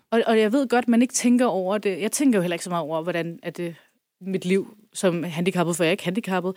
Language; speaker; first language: Danish; early bilingual, other home language; Kurdish